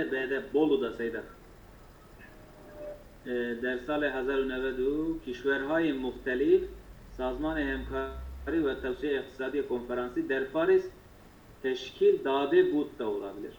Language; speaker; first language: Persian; non-native, learner; Turkish